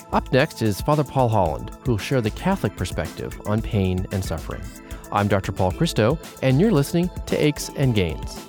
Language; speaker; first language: English; native; English